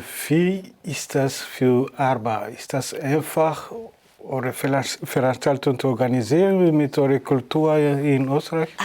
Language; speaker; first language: German; non-native, learner; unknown